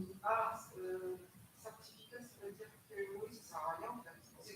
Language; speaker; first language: French; non-native, fluent; Greek